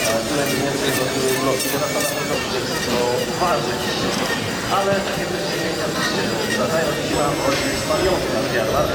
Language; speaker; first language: Polish; native; Polish